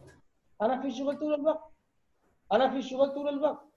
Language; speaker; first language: Arabic; non-native, fluent; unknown